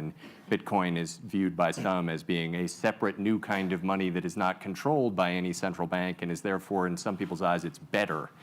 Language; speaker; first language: English; native; English